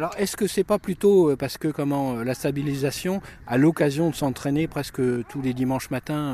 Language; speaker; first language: French; native; French